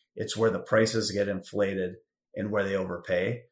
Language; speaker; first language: English; native; English